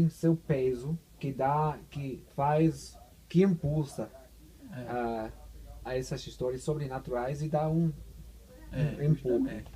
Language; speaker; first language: Portuguese; non-native, fluent; English